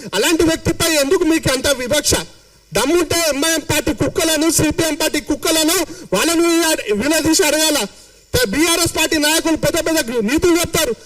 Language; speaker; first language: Telugu; native; Telugu